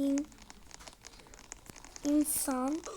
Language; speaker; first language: Turkish; early bilingual, heritage; Turkish